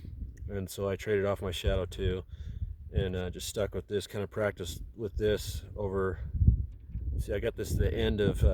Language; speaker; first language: English; native; English